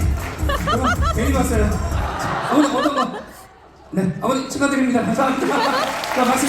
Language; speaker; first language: Korean; native; Korean